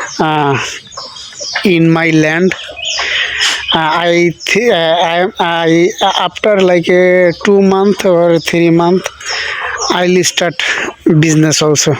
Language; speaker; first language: English; non-native, learner; Bangla